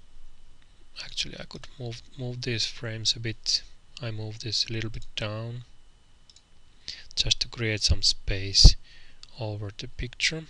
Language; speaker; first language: English; non-native, fluent; Finnish